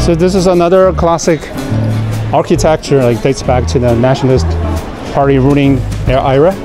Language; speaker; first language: English; non-native, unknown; Chinese